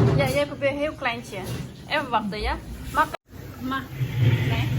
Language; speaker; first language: Dutch; non-native, learner; Thai